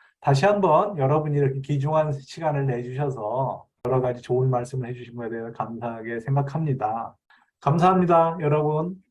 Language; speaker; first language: Korean; native; Korean